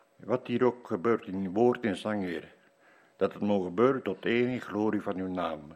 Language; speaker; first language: Dutch; native; Dutch